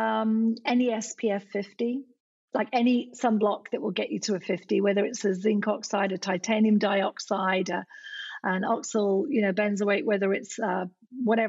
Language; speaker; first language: English; native; English